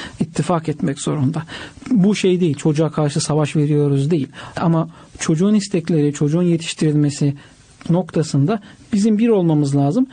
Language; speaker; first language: Turkish; native; Turkish